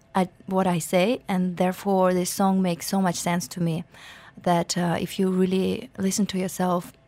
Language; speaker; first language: English; non-native, fluent; Ukrainian